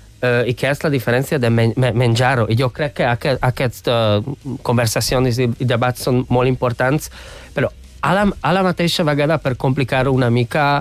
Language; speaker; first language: Catalan; non-native, fluent; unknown